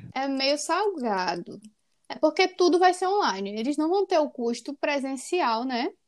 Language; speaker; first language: Portuguese; native; Portuguese